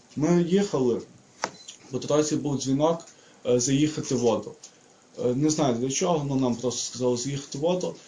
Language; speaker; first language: Ukrainian; native; Ukrainian